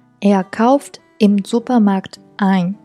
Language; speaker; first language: German; non-native, fluent; Chinese